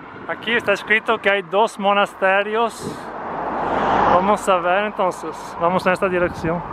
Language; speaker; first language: Spanish; non-native, fluent; Italian